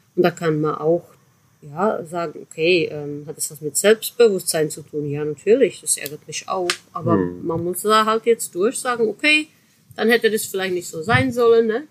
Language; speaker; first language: German; native; German